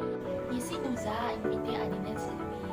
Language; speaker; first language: French; non-native, learner; Indonesian